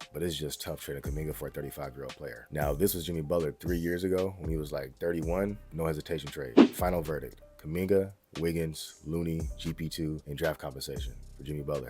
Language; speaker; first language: English; native; English